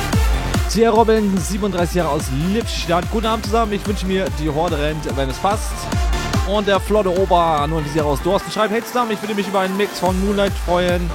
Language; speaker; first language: German; native; German